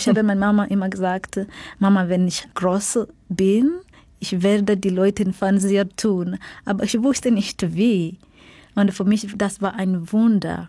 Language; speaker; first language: German; non-native, learner; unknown